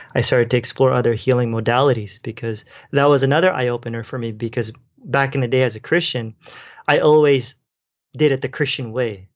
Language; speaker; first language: English; native; English